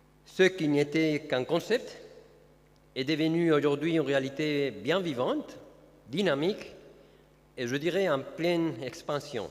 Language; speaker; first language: French; non-native, fluent; Spanish